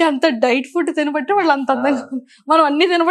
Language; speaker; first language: Telugu; native; Telugu